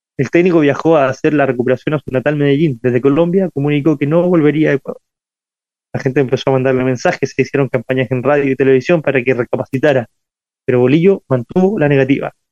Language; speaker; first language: Spanish; native; Spanish